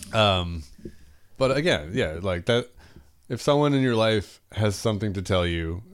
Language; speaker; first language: English; native; English